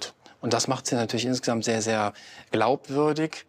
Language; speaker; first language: German; native; German